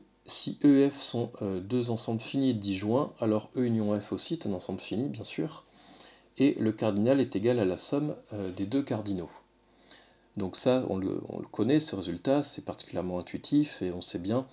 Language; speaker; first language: French; native; French